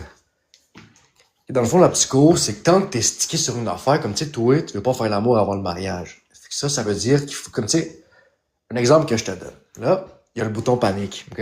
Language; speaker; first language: French; native; French